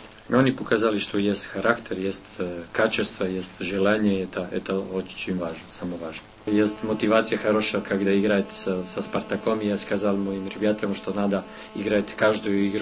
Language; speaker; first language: Russian; non-native, learner; Serbian